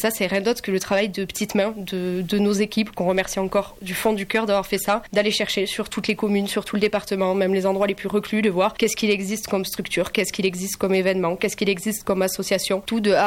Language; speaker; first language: French; native; French